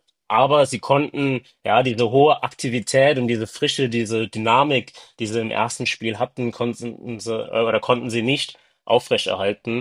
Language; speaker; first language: German; early bilingual, other home language; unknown